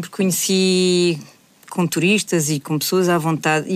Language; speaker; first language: Portuguese; native; Portuguese